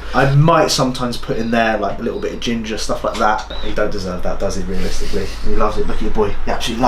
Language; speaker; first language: English; native; English